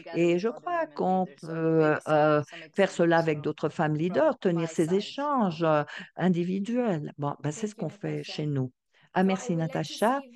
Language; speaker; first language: French; non-native, fluent; Portuguese